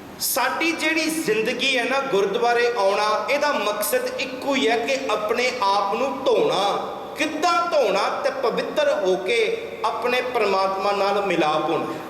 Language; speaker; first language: Punjabi; early bilingual, heritage; Punjabi